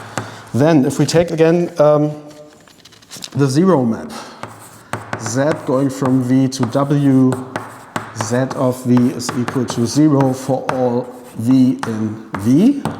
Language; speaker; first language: English; non-native, fluent; German